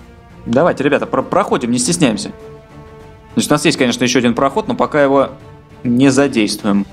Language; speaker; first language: Russian; native; Russian